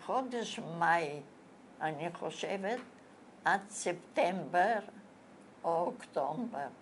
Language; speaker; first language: Hebrew; non-native, fluent; Bulgarian